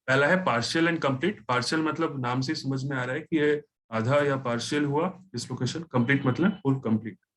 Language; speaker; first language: Hindi; non-native, local second language; Bangla